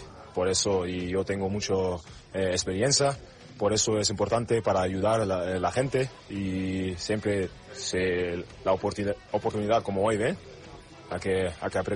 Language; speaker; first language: Spanish; non-native, learner; German